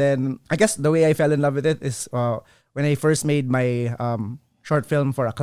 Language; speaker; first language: English; non-native, local second language; Filipino